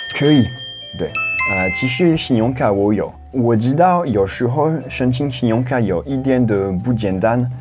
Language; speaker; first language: Chinese; non-native, fluent; French